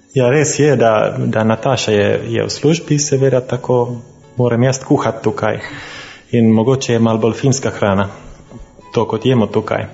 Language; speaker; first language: Slovenian; non-native, fluent; Finnish